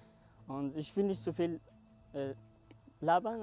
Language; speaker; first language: German; non-native, learner; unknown